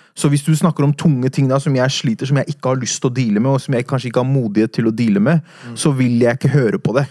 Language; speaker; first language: Norwegian; native; Norwegian